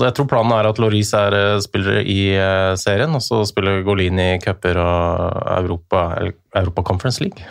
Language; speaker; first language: Norwegian; native; Norwegian